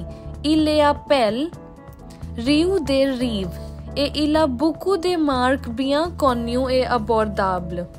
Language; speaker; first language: French; non-native, learner; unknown